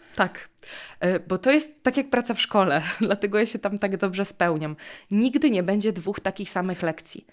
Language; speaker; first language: Polish; native; Polish